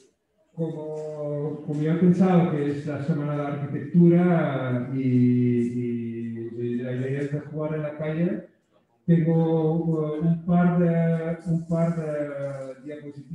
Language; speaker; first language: Spanish; non-native, fluent; Dutch